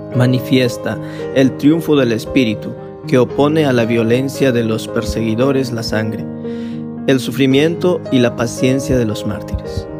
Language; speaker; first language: Spanish; non-native, fluent; Vietnamese